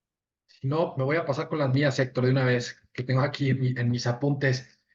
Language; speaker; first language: Spanish; native; Spanish